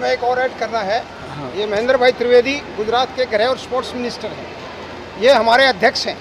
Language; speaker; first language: Hindi; native; Hindi